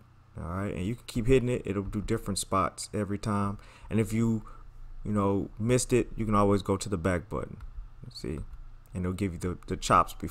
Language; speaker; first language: English; native; English